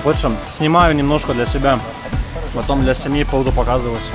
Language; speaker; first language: Russian; non-native, learner; Lithuanian